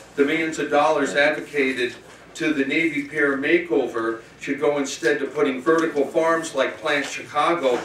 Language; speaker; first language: English; native; English